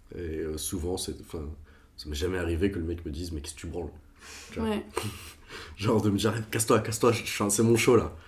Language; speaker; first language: French; non-native, fluent; Portuguese